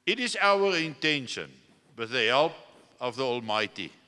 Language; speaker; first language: English; non-native, local second language; Afrikaans